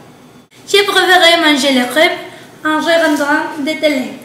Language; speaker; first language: French; non-native, learner; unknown